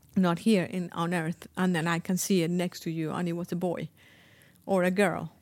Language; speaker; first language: English; non-native, fluent; Spanish